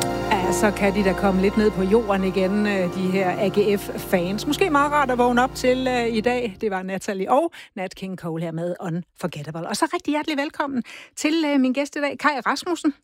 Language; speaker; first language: Danish; native; Danish